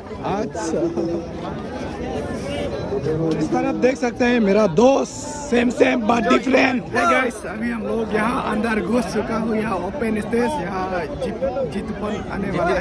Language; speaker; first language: Hindi; non-native, local second language; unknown